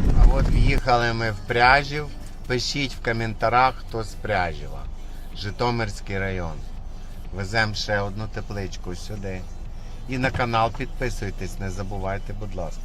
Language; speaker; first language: Ukrainian; native; Ukrainian